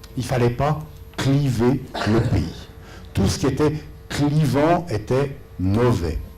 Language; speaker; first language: French; native; French